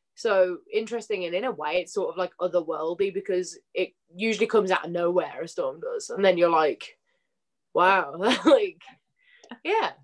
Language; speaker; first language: English; native; English